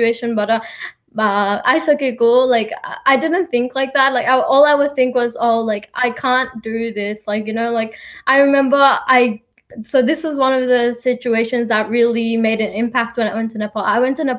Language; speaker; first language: English; early bilingual, other home language; Nepali